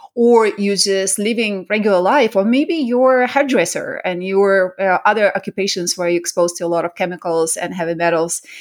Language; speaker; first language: English; early bilingual, other home language; Russian